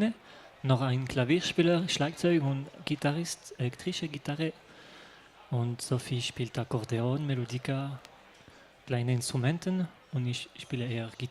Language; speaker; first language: German; non-native, local second language; French